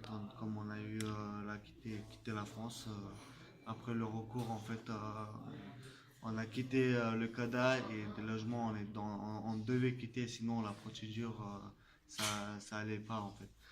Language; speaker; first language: French; non-native, fluent; Chechen